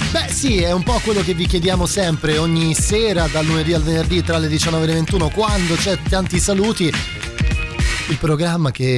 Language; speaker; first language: Italian; native; Italian